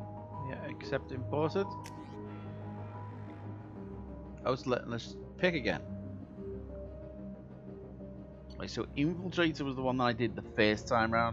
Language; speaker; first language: English; native; English